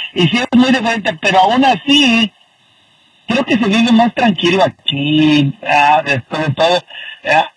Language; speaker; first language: Spanish; native; Spanish